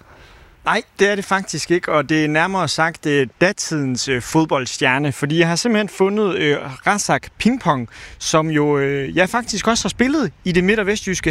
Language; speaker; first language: Danish; native; Danish